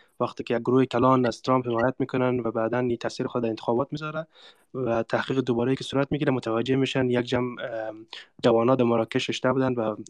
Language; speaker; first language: Persian; native; Persian